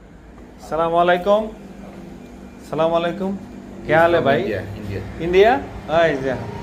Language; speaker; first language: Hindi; non-native, learner; Bangla